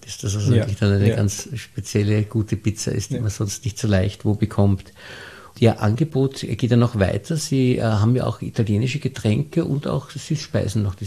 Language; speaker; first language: German; native; German